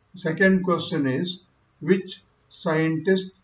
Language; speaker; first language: English; non-native, local second language; Kannada